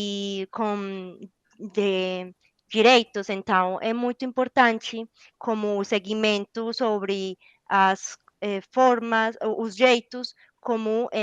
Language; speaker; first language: Portuguese; non-native, learner; Spanish